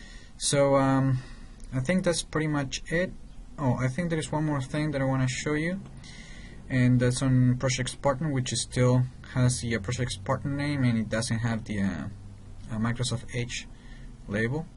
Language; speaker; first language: English; non-native, fluent; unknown